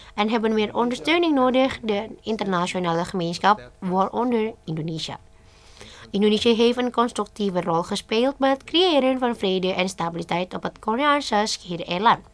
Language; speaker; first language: Dutch; non-native, fluent; Indonesian